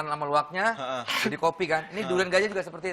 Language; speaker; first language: Indonesian; native; Indonesian